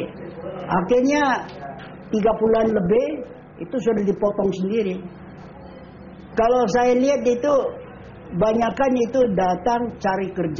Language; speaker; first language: Indonesian; early bilingual, other home language; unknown